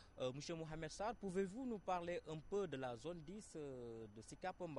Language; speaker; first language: French; non-native, local second language; Wolof